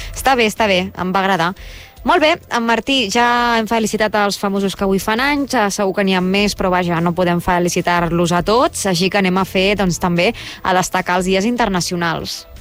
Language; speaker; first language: Catalan; native; Catalan